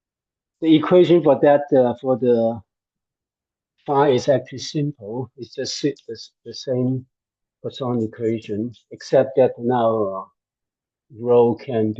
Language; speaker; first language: English; non-native, fluent; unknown